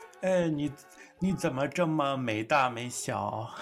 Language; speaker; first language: Chinese; non-native, learner; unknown